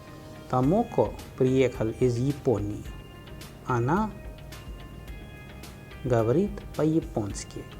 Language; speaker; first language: Russian; non-native, fluent; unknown